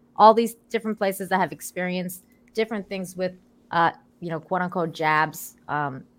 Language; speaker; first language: English; early bilingual, other home language; Persian